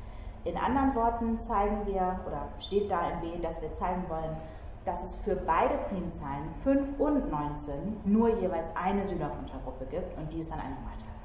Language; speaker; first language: German; native; German